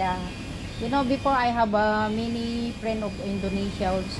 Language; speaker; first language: English; non-native, local second language; Filipino